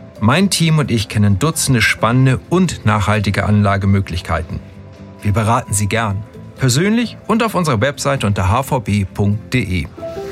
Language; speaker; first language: German; native; German